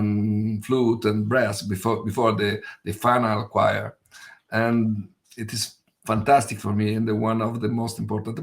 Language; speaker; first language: English; non-native, fluent; Italian